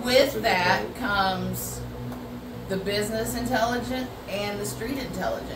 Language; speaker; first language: English; native; English